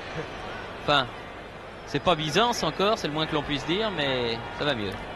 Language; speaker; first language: French; native; French